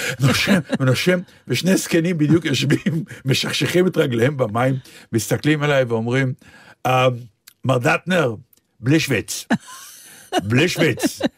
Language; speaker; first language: Hebrew; native; Hebrew